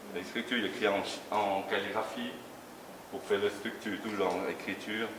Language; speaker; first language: French; non-native, learner; Chinese